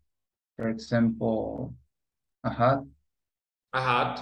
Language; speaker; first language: English; non-native, learner; Spanish